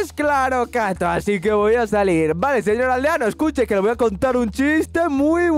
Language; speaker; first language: Spanish; native; Spanish